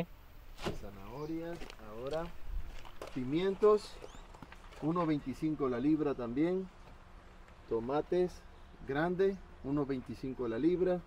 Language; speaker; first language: Spanish; native; Spanish